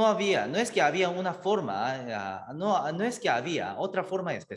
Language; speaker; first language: Spanish; native; Spanish